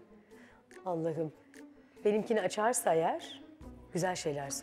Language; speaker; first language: Turkish; native; Turkish